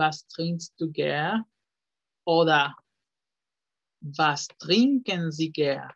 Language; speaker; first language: German; non-native, fluent; Spanish